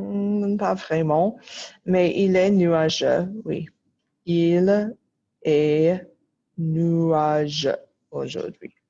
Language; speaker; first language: French; non-native, fluent; English